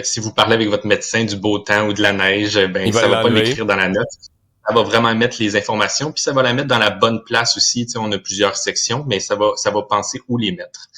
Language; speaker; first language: French; native; French